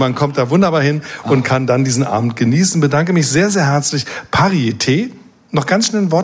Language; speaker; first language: German; native; German